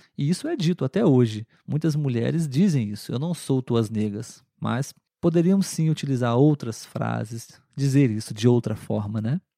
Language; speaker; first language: Portuguese; native; Portuguese